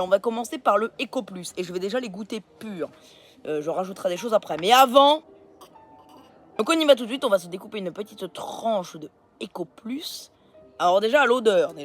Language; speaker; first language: French; native; French